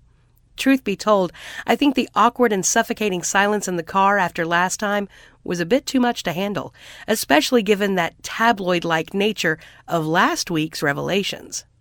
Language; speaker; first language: English; native; English